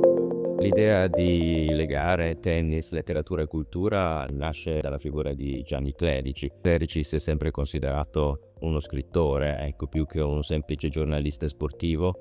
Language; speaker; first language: Italian; native; Italian